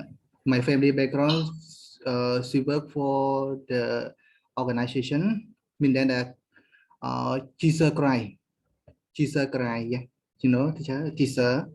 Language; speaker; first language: English; non-native, learner; Khmer